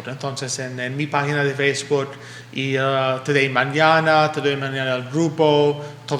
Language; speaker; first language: Spanish; early bilingual, heritage; English